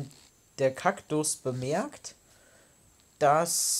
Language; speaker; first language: German; native; German